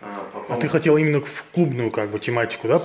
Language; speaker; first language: Russian; native; Russian